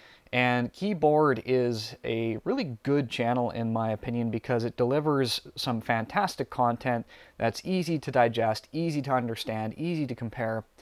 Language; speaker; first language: English; native; English